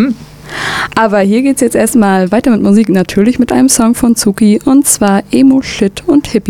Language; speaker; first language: German; native; German